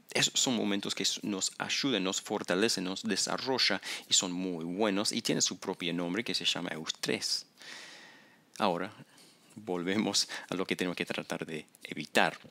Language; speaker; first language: Spanish; non-native, fluent; English